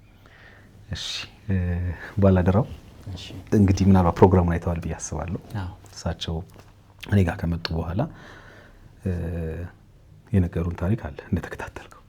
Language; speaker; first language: Amharic; native; Amharic